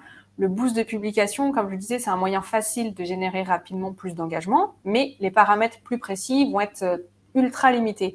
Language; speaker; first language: French; native; French